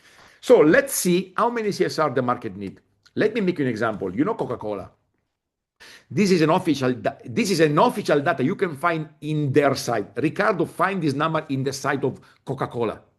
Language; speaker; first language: English; non-native, fluent; Italian